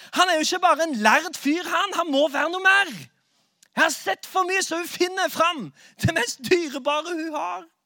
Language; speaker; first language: Norwegian; native; Norwegian